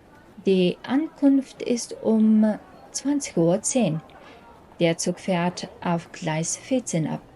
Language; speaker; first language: German; non-native, fluent; Mongolian